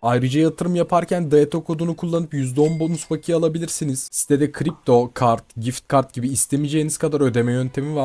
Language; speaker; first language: Turkish; native; Turkish